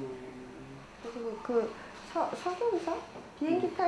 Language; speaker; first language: Korean; non-native, fluent; Japanese